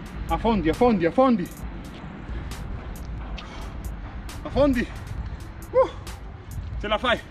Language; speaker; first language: Italian; non-native, learner; Spanish